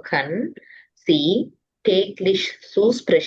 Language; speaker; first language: German; non-native, fluent; Tamil